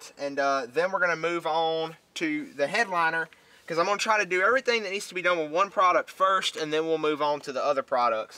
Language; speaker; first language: English; native; English